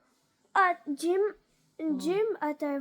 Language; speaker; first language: Telugu; early bilingual, heritage; Telugu